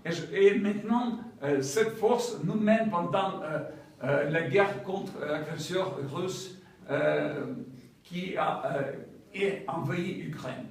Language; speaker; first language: French; non-native, fluent; Ukrainian